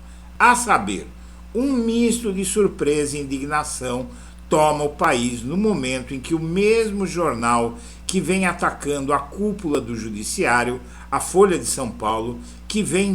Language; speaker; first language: Portuguese; native; Portuguese